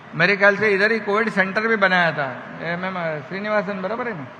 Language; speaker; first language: Hindi; non-native, local second language; Marathi